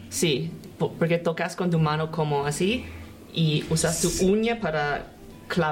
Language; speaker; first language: Spanish; non-native, learner; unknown